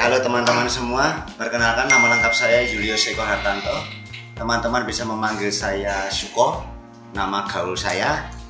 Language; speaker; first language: Indonesian; non-native, local second language; Javanese